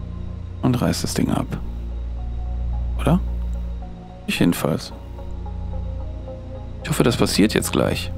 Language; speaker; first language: German; native; German